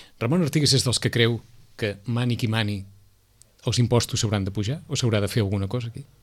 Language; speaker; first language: Catalan; native; Catalan